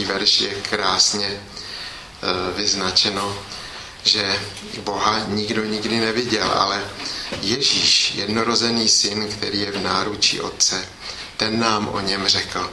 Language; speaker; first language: Czech; native; Czech